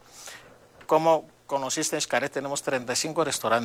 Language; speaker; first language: Spanish; non-native, fluent; Greek